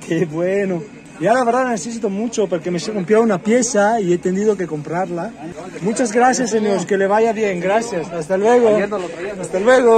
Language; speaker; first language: Spanish; non-native, learner; Italian